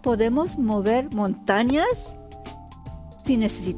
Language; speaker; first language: Spanish; early bilingual, heritage; Spanish